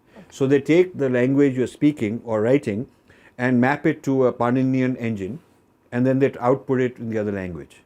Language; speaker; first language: English; non-native, local second language; Hindi